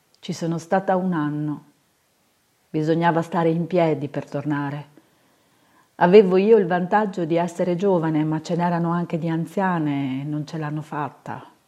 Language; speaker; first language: Italian; native; Italian